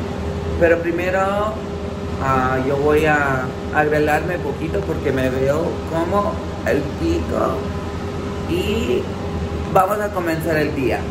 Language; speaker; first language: Spanish; early bilingual, heritage; English